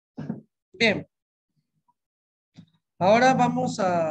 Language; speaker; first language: Spanish; native; Spanish